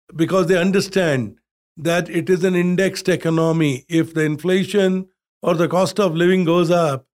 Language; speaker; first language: English; non-native, local second language; Hindi